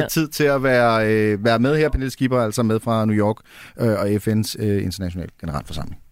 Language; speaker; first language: Danish; native; Danish